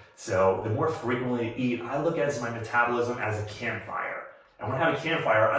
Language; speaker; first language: English; native; English